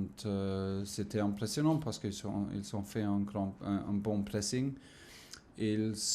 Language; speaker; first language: French; non-native, learner; German